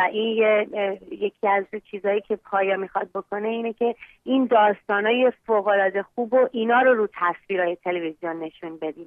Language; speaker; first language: Persian; early bilingual, heritage; Persian